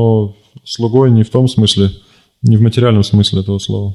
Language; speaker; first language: Russian; native; Russian